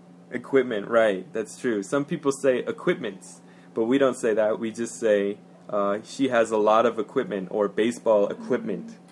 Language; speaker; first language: English; native; English